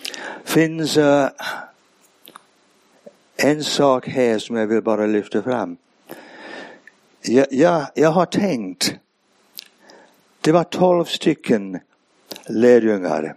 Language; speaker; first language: Swedish; non-native, fluent; English